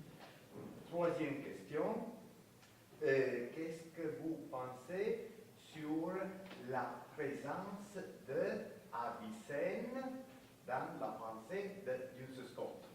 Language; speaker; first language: French; non-native, fluent; Spanish